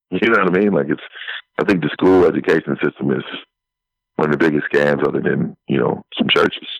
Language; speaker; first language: English; native; English